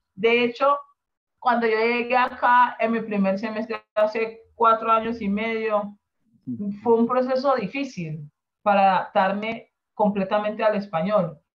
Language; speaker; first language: Spanish; non-native, local second language; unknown